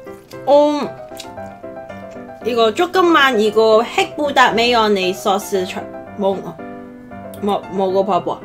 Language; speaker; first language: Korean; non-native, learner; Cantonese